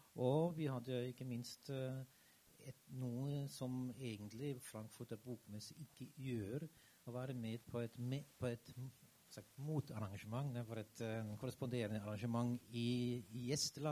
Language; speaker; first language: Norwegian; non-native, fluent; German